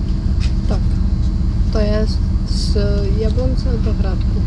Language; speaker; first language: Polish; non-native, learner; Czech